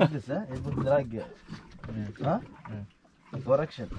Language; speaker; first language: English; non-native, learner; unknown